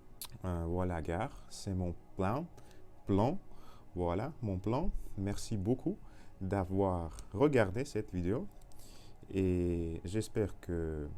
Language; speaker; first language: French; non-native, learner; Russian